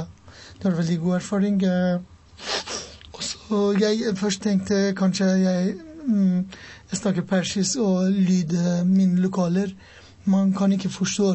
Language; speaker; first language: Norwegian; non-native, learner; Persian